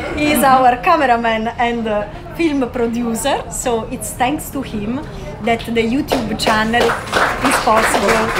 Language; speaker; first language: English; non-native, fluent; Italian